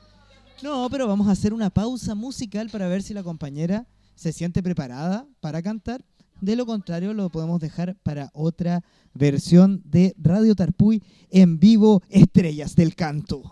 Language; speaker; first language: Spanish; native; Spanish